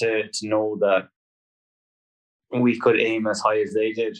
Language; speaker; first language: English; native; English